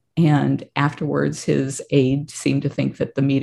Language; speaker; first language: English; native; English